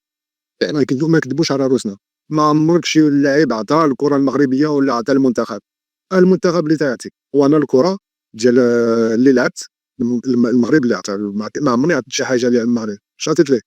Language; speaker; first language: Arabic; early bilingual, heritage; Arabic